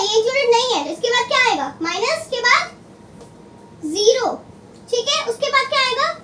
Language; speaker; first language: Hindi; native; Hindi